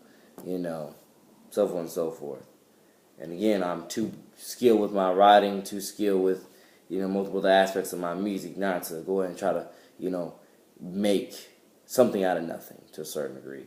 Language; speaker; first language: English; native; English